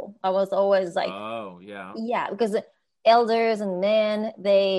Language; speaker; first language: English; non-native, learner; Japanese